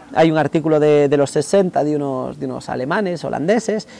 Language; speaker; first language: Spanish; native; Spanish